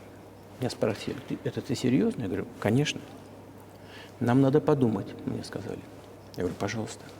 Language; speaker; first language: Russian; native; Russian